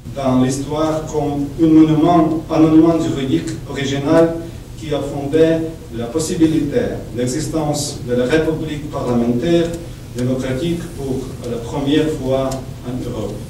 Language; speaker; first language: French; non-native, fluent; Ukrainian